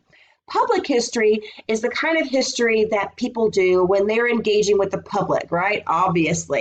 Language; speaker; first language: English; native; English